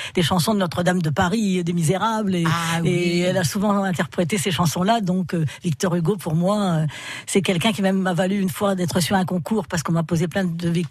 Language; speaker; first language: French; native; French